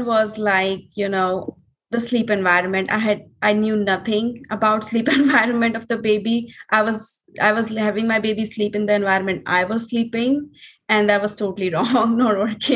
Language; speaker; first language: English; non-native, local second language; Hindi